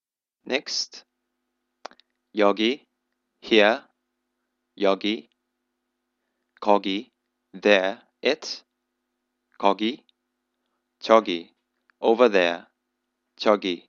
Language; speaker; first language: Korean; non-native, fluent; English